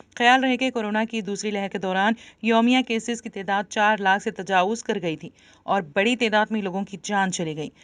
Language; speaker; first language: Urdu; native; Urdu